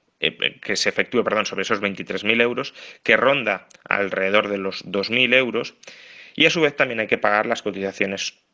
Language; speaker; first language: Spanish; native; Spanish